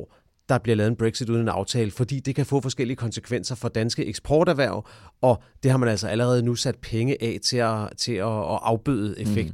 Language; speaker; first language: Danish; native; Danish